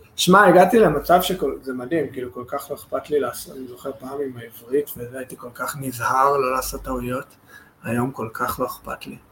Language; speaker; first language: Hebrew; non-native, fluent; English